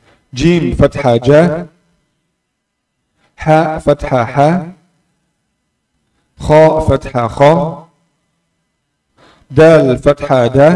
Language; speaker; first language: Arabic; non-native, fluent; Indonesian